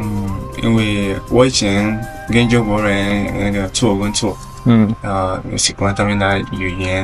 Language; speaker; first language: Chinese; non-native, learner; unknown